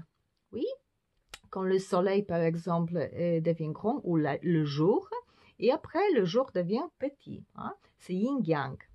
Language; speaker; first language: French; non-native, fluent; Polish